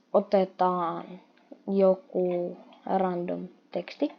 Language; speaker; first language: Finnish; non-native, fluent; Russian